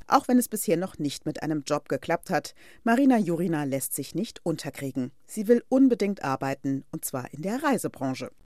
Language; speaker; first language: German; native; German